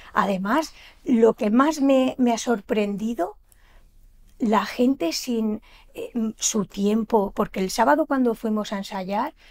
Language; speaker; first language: Spanish; native; Spanish